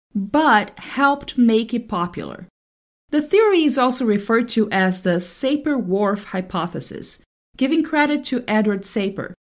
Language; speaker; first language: English; non-native, fluent; Portuguese